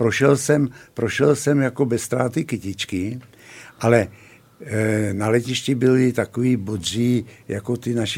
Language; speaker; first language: Czech; native; Czech